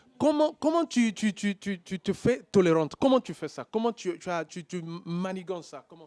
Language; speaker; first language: French; non-native, local second language; Lingala